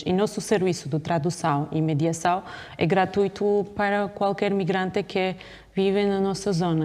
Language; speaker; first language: Portuguese; non-native, fluent; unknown